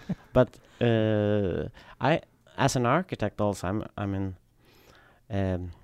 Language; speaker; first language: English; non-native, fluent; Swedish